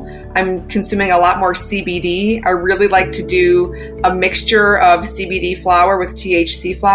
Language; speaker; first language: English; native; English